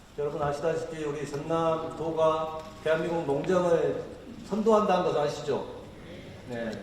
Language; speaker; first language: Korean; native; Korean